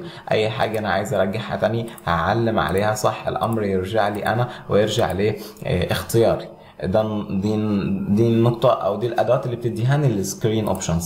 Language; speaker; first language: Arabic; native; Arabic